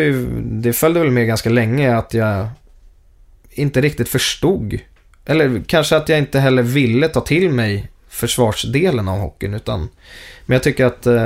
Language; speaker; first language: Swedish; native; Swedish